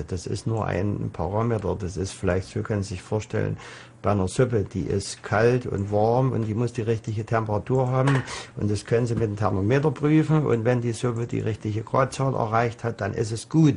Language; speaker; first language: German; native; German